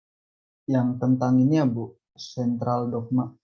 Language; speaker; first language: Indonesian; native; Indonesian